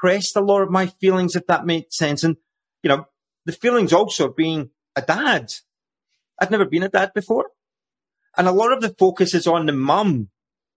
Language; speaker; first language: English; native; English